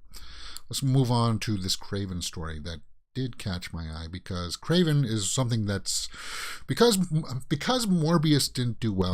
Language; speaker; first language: English; native; English